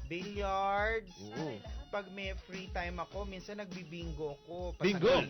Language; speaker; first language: Filipino; native; Filipino